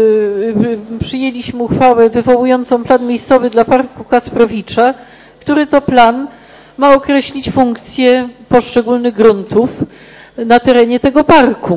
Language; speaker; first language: Polish; native; Polish